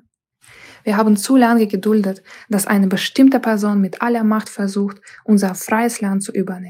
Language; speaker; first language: German; non-native, fluent; Ukrainian